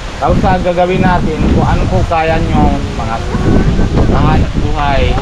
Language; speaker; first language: Filipino; non-native, learner; Punjabi